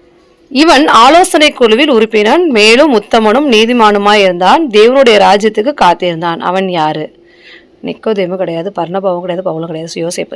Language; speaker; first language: Tamil; native; Tamil